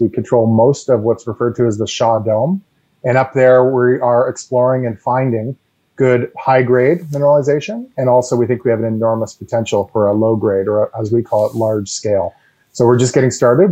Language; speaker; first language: English; native; English